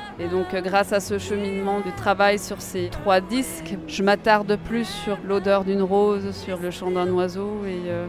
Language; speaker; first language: French; native; French